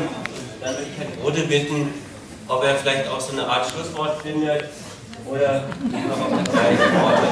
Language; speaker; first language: German; native; German